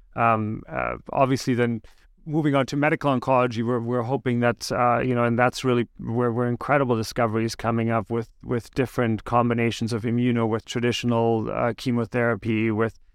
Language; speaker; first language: English; early bilingual, other home language; German